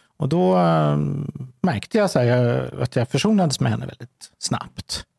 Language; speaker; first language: Swedish; native; Swedish